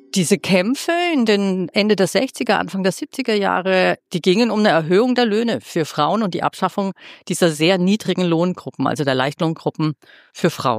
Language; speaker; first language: German; native; German